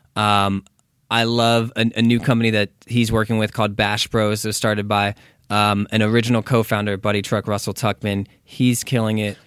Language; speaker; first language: English; native; English